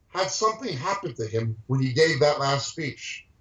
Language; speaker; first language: English; native; English